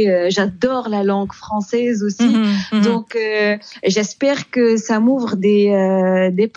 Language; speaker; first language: French; non-native, local second language; Arabic